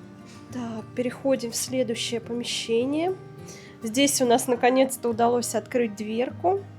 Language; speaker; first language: Russian; native; Russian